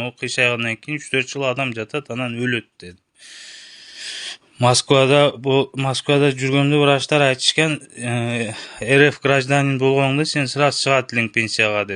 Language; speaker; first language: Kyrgyz; native; Kyrgyz